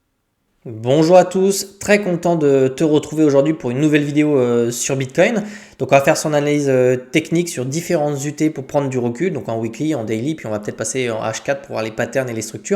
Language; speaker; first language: French; native; French